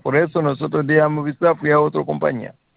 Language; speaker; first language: Spanish; non-native, learner; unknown